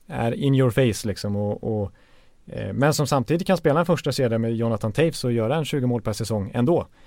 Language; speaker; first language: Swedish; native; Swedish